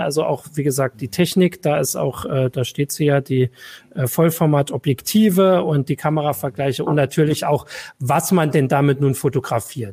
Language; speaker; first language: German; native; German